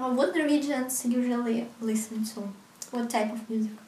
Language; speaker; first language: English; non-native, learner; Russian